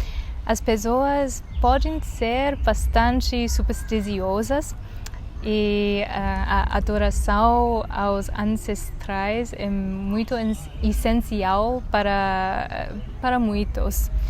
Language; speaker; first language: Portuguese; non-native, learner; Chinese